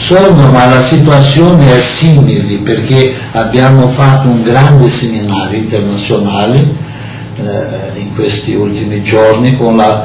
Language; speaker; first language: Italian; non-native, fluent; Portuguese